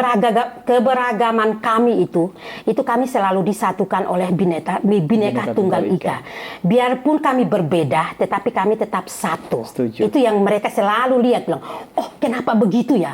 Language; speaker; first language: Indonesian; non-native, fluent; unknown